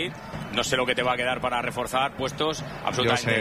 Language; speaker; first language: Spanish; native; Spanish